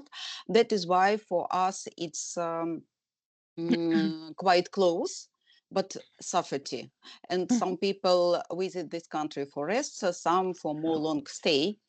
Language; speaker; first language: English; non-native, learner; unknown